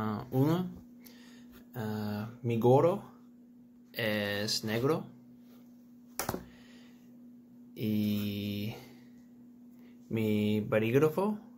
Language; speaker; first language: Spanish; non-native, learner; English